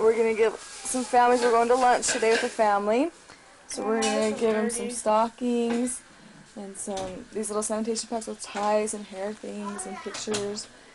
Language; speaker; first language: English; native; English